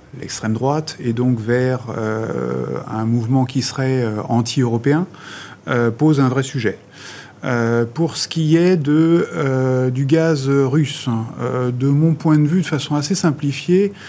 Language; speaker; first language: French; native; French